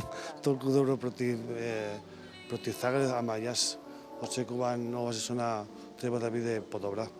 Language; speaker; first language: Macedonian; non-native, learner; Spanish